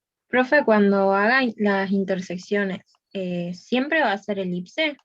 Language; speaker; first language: Spanish; native; Spanish